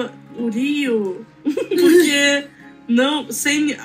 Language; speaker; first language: Portuguese; non-native, learner; Russian